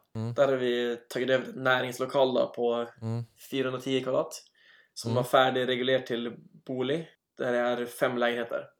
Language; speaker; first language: Swedish; native; Swedish